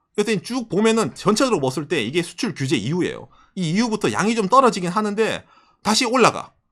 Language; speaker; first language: Korean; native; Korean